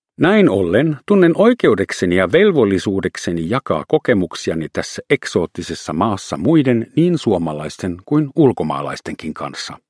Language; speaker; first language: Finnish; non-native, fluent; German